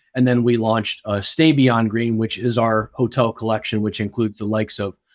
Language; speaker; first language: English; native; English